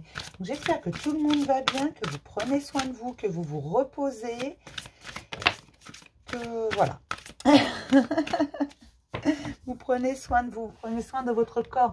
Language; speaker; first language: French; native; French